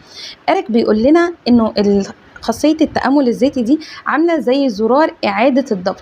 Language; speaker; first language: Arabic; native; Arabic